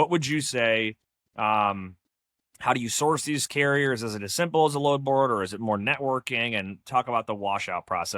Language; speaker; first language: English; native; English